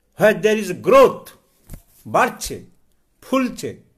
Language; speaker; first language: English; non-native, local second language; Bangla